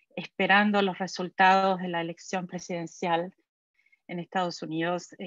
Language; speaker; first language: Spanish; native; Spanish